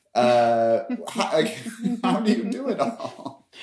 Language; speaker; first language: English; native; English